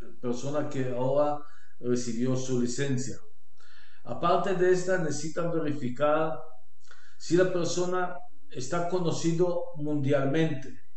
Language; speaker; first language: Spanish; non-native, learner; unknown